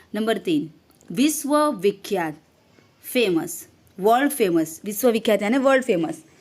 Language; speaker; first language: Hindi; non-native, local second language; Gujarati